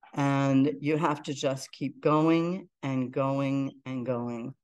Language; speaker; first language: English; native; English